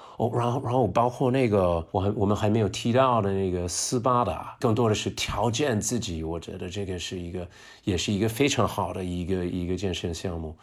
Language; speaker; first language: Chinese; non-native, fluent; English